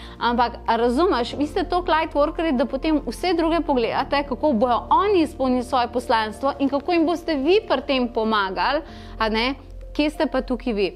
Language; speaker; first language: Slovenian; non-native, local second language; Croatian